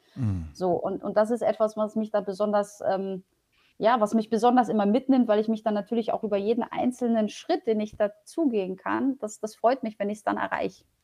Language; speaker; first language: German; early bilingual, other home language; Polish